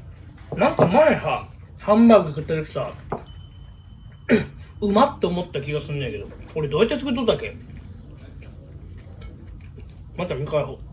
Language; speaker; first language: Japanese; native; Japanese